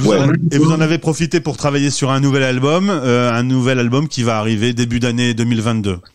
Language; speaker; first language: French; native; French